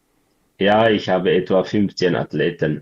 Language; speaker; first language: German; non-native, learner; Tigrinya